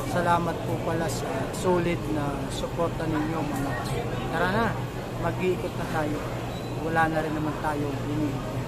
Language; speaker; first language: Filipino; native; Filipino